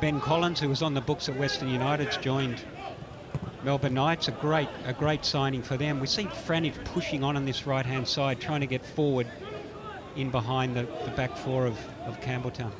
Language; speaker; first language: English; native; English